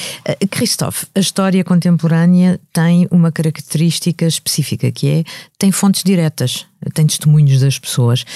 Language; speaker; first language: Portuguese; native; Portuguese